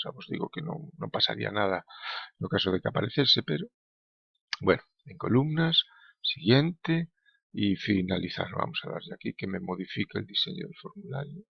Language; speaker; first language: Spanish; native; Spanish